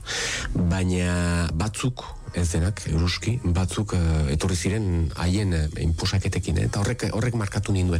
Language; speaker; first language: Basque; native; Basque